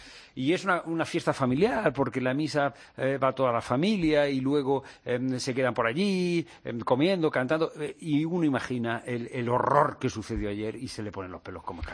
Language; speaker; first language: Spanish; native; Spanish